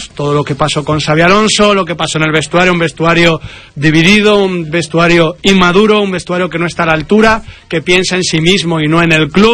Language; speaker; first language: Spanish; native; Spanish